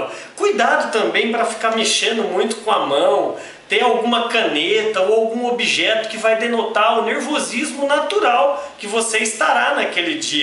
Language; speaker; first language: Portuguese; native; Portuguese